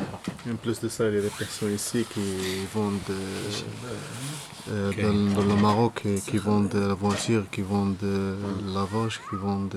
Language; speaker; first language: French; non-native, local second language; Arabic